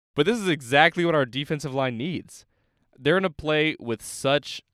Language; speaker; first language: English; native; English